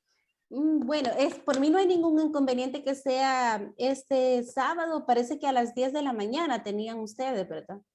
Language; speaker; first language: Spanish; native; Spanish